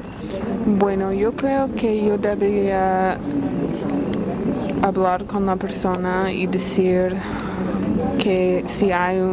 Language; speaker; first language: Spanish; non-native, learner; English